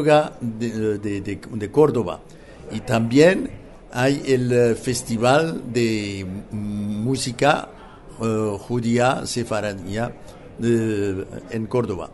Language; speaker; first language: Spanish; non-native, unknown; French